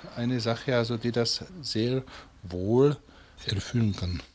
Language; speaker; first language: German; non-native, fluent; Czech